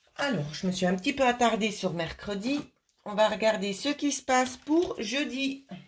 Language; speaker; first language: French; native; French